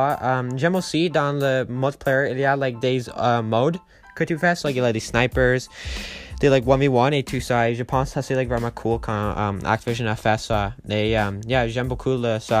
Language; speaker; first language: French; non-native, learner; English